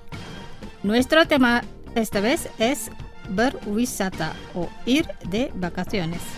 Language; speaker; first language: Spanish; non-native, fluent; Indonesian